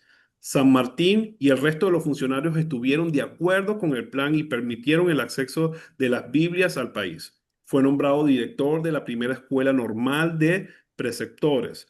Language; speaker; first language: Spanish; native; Spanish